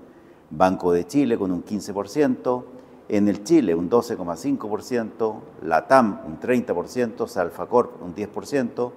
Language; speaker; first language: Spanish; native; Spanish